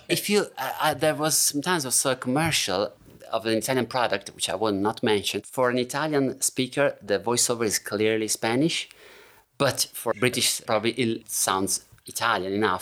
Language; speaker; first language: English; non-native, fluent; Italian